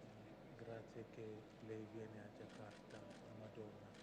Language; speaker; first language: Italian; non-native, learner; Indonesian